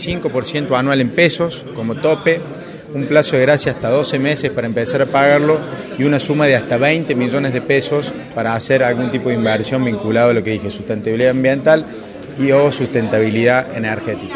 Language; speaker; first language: Spanish; native; Spanish